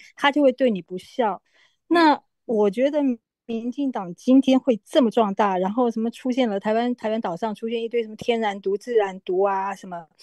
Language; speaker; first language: Chinese; native; Chinese